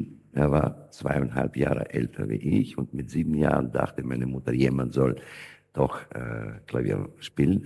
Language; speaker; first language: German; non-native, fluent; Russian